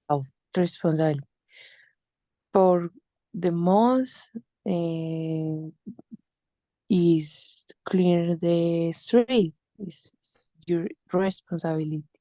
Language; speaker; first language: English; non-native, learner; Spanish